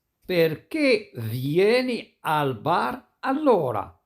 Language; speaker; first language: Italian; non-native, fluent; Arabic